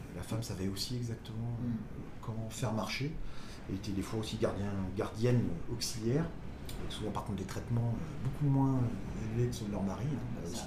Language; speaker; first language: French; native; French